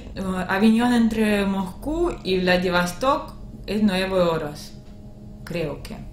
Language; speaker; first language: Spanish; non-native, learner; Russian